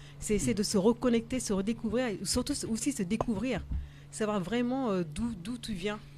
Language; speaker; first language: French; early bilingual, other home language; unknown